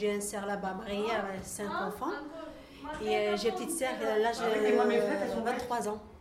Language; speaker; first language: French; non-native, learner; Arabic